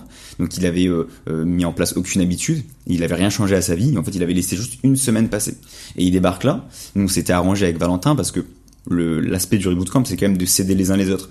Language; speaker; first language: French; native; French